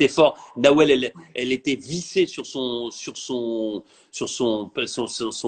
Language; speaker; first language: French; native; French